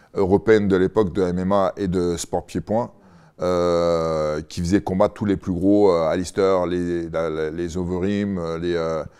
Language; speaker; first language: French; native; French